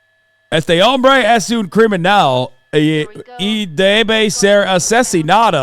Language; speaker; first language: Spanish; non-native, learner; English